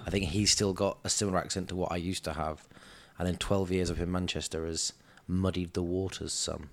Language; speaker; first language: English; native; English